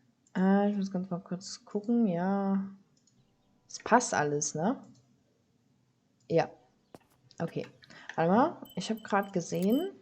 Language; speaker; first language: German; native; German